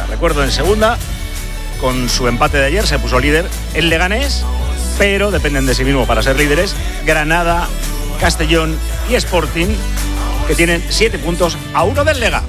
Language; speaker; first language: Spanish; native; Spanish